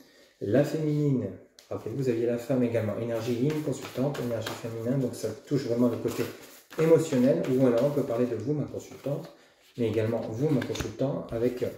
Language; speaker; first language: French; native; French